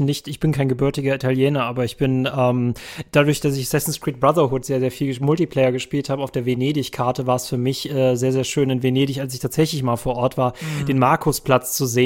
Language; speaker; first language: German; native; German